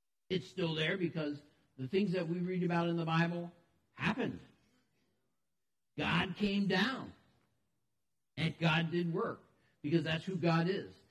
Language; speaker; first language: English; native; English